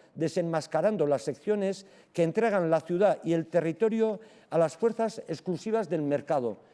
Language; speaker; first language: Spanish; non-native, local second language; Basque